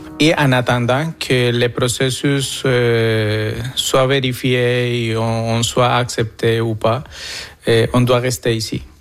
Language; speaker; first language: French; non-native, fluent; Spanish